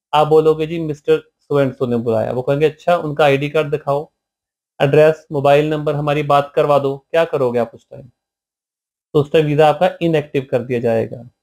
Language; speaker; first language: Hindi; non-native, local second language; Punjabi